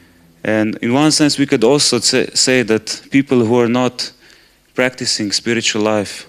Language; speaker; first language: English; non-native, fluent; Slovenian